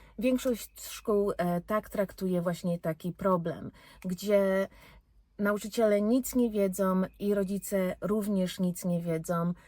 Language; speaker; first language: Polish; early bilingual, heritage; Polish